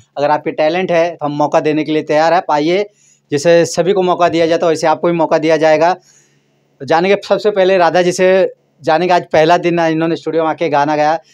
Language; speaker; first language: Hindi; native; Hindi